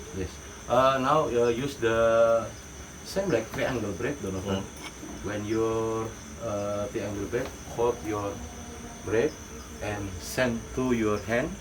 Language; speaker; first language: English; non-native, learner; Indonesian